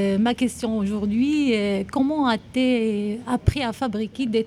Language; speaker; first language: French; non-native, learner; Arabic